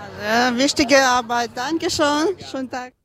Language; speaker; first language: German; non-native, learner; Ukrainian